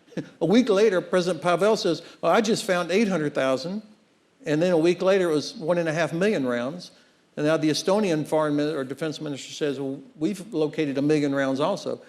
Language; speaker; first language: English; native; English